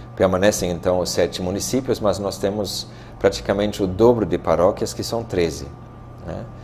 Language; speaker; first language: Portuguese; non-native, fluent; German